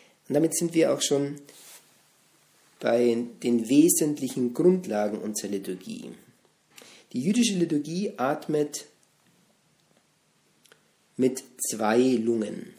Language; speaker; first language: German; native; German